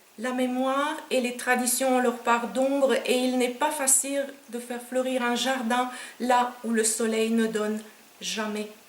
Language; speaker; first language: French; non-native, fluent; Romanian